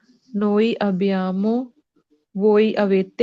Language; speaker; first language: Italian; non-native, learner; Punjabi